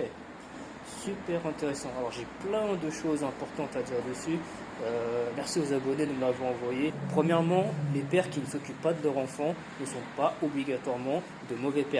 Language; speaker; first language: French; native; French